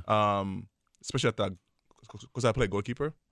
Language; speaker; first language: English; non-native, local second language; Swahili